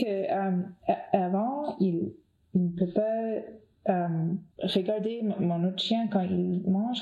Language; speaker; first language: French; non-native, learner; English